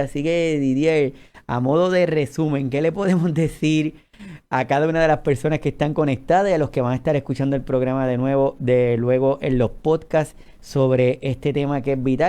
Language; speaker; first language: Spanish; native; Spanish